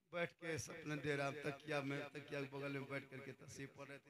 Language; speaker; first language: Hindi; native; Hindi